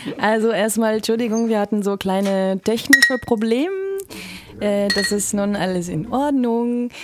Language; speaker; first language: German; native; German